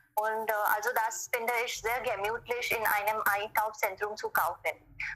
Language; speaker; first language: German; non-native, learner; Hindi